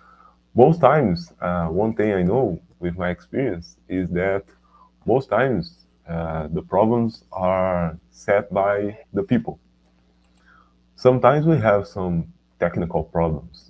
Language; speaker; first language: English; non-native, learner; Portuguese